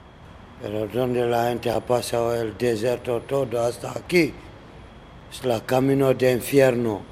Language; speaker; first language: Spanish; non-native, learner; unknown